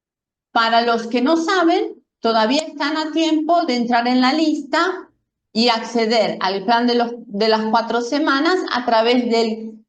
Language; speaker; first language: Spanish; non-native, fluent; Portuguese